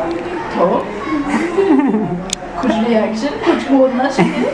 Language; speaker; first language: Hindi; non-native, fluent; English